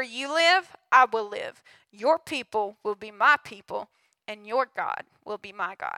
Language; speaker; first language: English; native; English